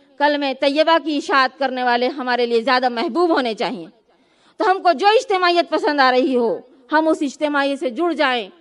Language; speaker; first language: Urdu; native; Urdu